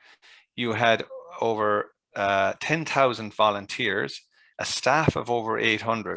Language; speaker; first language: English; native; English